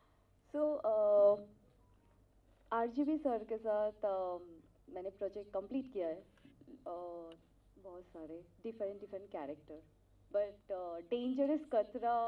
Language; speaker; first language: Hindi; non-native, local second language; Telugu